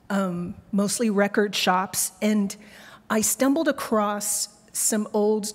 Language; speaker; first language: English; native; English